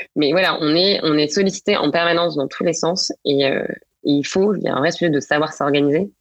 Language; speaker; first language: French; native; French